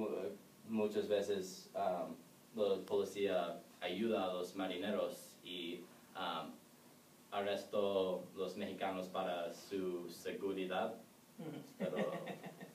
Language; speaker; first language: Spanish; non-native, learner; English